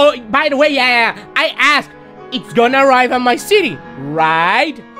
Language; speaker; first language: English; non-native, fluent; Spanish